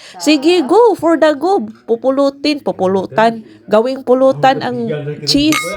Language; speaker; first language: Filipino; non-native, local second language; Cebuano